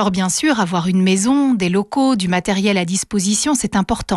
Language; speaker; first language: French; native; French